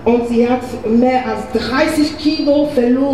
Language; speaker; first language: German; non-native, learner; French